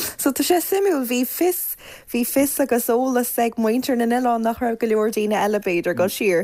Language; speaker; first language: Irish; native; Irish